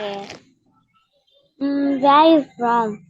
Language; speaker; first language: English; non-native, learner; Tamil